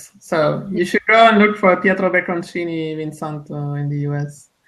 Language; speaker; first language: English; non-native, fluent; Italian